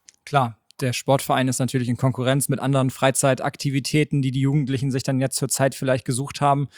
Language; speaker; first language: German; native; German